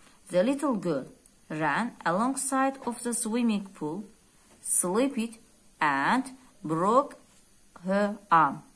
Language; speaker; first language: English; non-native, fluent; Azerbaijani